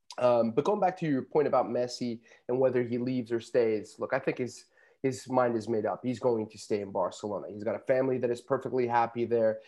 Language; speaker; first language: English; native; English